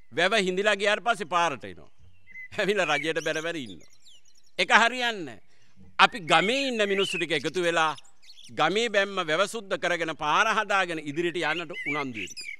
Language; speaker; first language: Sinhala; native; Sinhala